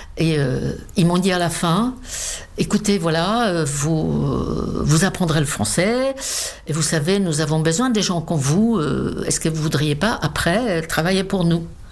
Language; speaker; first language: French; non-native, fluent; Czech